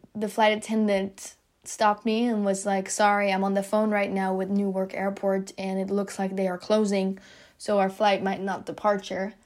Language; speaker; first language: English; non-native, fluent; Dutch